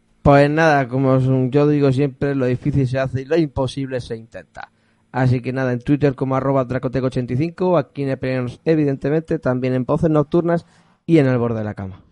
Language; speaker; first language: Spanish; native; Spanish